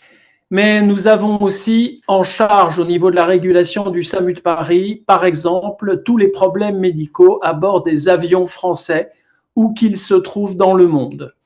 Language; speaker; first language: French; native; French